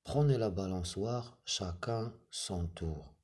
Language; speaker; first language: French; non-native, local second language; Arabic